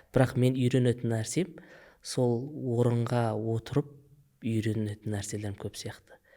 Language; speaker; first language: Kazakh; native; Kazakh